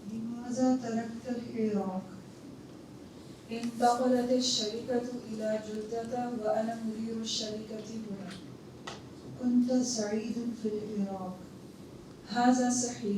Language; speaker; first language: Arabic; non-native, learner; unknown